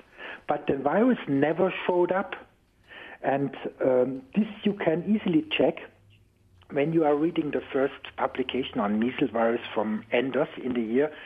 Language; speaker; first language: English; non-native, fluent; German